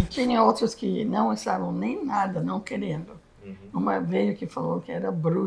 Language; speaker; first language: Portuguese; non-native, fluent; English